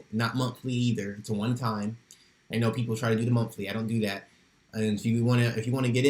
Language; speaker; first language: English; native; English